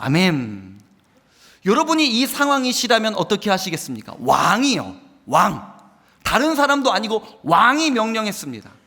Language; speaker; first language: Korean; native; Korean